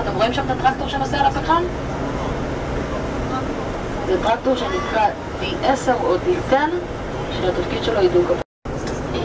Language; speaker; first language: Hebrew; native; Hebrew